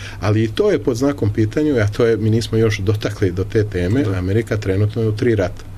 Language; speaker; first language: Serbian; early bilingual, heritage; Serbian